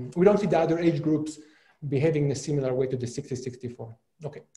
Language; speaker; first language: English; non-native, fluent; Hebrew